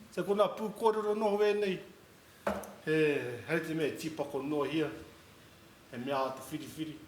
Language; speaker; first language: Māori; native; Māori